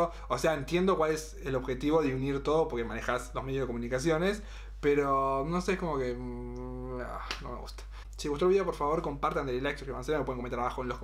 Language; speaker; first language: Spanish; native; Spanish